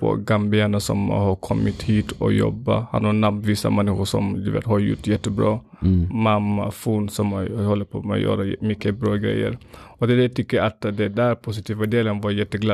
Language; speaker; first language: Swedish; non-native, fluent; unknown